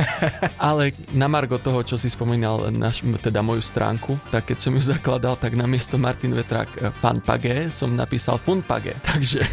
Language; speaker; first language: Slovak; native; Slovak